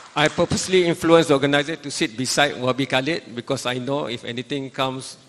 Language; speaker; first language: English; non-native, local second language; Malay